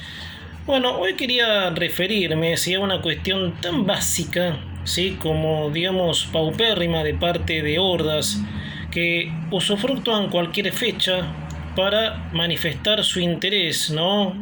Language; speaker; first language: Spanish; native; Spanish